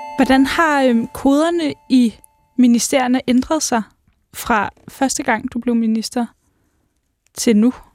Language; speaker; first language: Danish; native; Danish